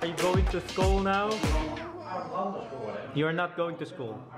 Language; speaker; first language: English; non-native, local second language; Filipino